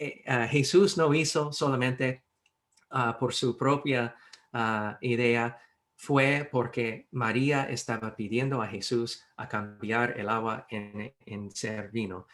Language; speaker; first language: Spanish; non-native, fluent; English